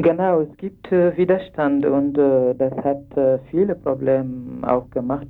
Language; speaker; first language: German; non-native, fluent; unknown